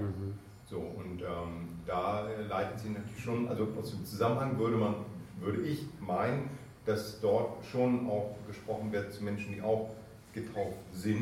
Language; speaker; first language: German; native; German